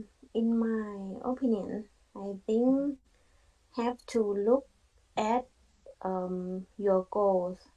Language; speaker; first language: English; non-native, learner; Thai